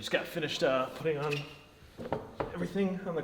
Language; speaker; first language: English; native; English